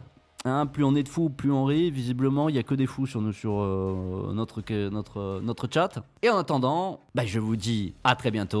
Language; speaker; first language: French; native; French